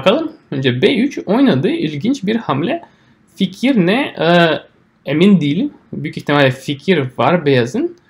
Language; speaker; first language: Turkish; non-native, fluent; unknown